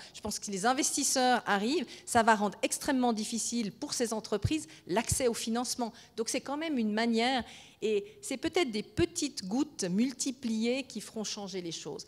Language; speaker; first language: French; native; French